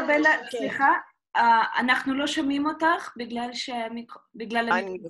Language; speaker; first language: Hebrew; non-native, fluent; Russian